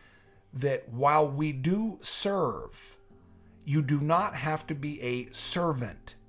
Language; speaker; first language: English; native; English